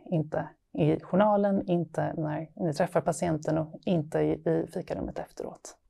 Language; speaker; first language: Swedish; native; Swedish